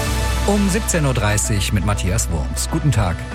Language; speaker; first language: German; native; German